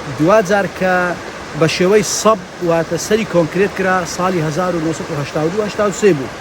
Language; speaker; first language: Central Kurdish; native; Central Kurdish